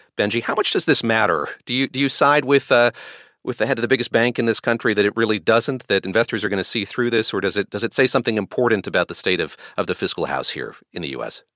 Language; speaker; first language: English; native; English